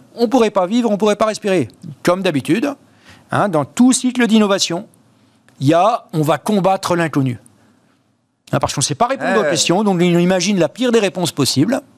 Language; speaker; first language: French; native; French